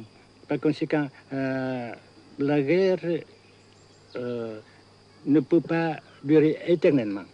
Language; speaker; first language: French; non-native, fluent; Vietnamese